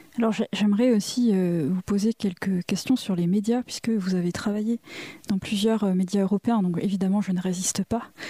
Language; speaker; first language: French; native; French